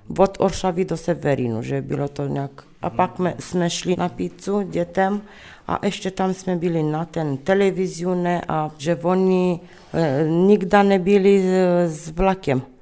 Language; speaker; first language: Czech; early bilingual, heritage; Czech